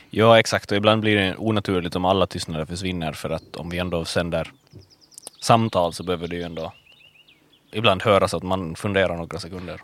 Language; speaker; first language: Swedish; native; Swedish